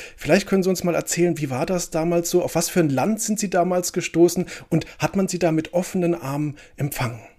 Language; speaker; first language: German; native; German